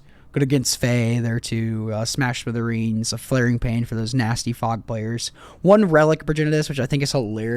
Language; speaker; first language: English; native; English